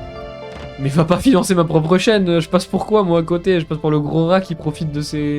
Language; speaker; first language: French; native; French